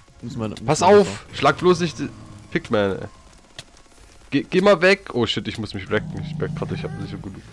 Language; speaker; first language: German; native; German